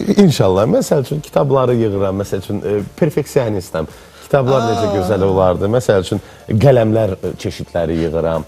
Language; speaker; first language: Azerbaijani; non-native, local second language; Russian